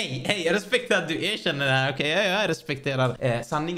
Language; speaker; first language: Swedish; native; Swedish